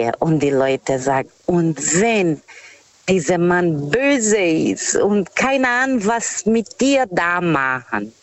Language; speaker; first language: German; non-native, fluent; Portuguese